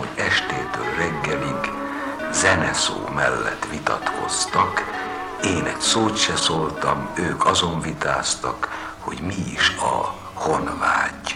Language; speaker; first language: Hungarian; native; Hungarian